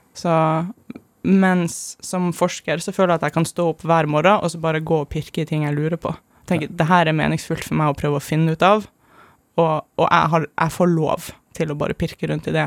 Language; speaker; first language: Norwegian; early bilingual, other home language; German